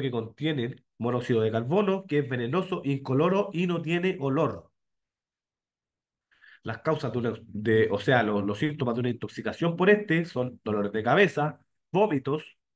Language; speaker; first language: Spanish; native; Spanish